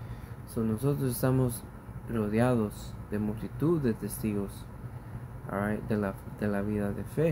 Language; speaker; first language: Spanish; early bilingual, heritage; Spanish